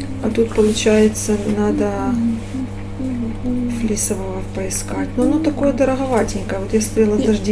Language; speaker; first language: Russian; native; Russian